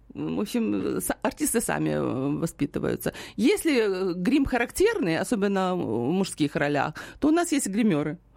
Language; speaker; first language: Russian; native; Russian